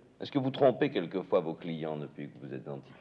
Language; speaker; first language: French; native; French